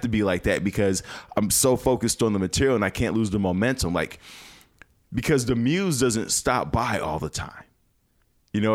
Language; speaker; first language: English; native; English